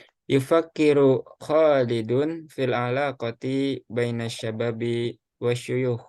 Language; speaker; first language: Arabic; non-native, fluent; Indonesian